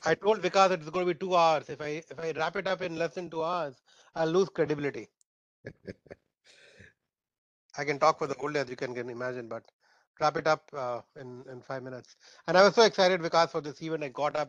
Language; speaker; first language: English; non-native, local second language; Hindi